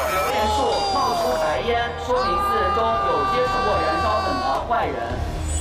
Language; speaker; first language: Chinese; native; Chinese